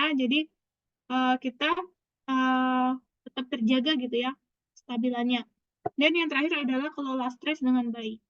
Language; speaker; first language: Indonesian; native; Indonesian